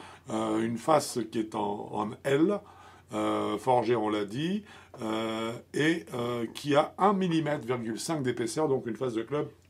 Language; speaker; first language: French; native; French